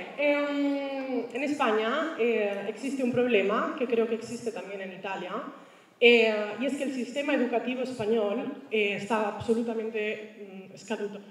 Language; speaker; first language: Spanish; native; Spanish